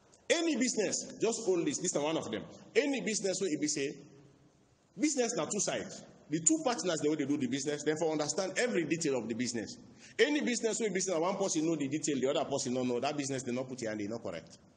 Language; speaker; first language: English; non-native, local second language; Krio